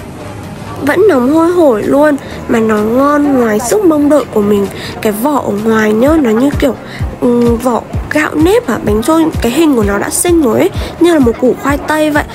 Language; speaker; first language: Vietnamese; native; Vietnamese